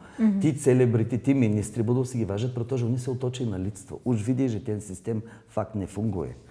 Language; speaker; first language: Czech; non-native, learner; Bulgarian